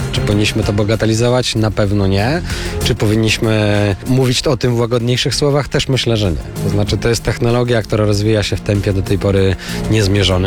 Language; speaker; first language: Polish; native; Polish